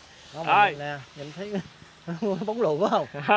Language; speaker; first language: Vietnamese; native; Vietnamese